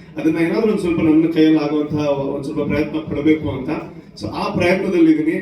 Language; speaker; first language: Kannada; non-native, local second language; Tulu